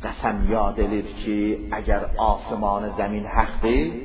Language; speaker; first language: Persian; non-native, local second language; Azerbaijani